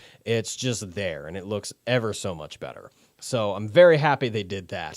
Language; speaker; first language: English; native; English